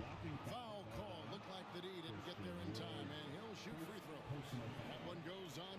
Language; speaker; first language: English; native; English